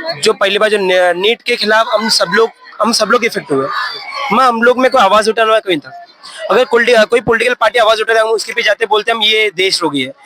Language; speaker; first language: Hindi; non-native, local second language; Tamil